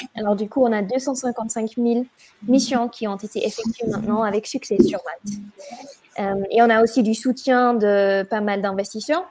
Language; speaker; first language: French; non-native, fluent; German